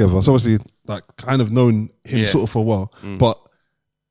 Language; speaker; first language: English; native; English